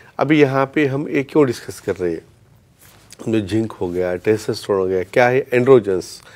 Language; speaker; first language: Hindi; non-native, local second language; Marathi